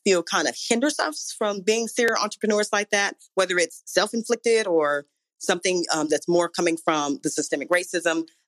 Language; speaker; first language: English; native; English